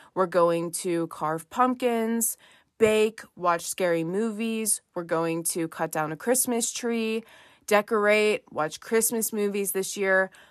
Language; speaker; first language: English; native; English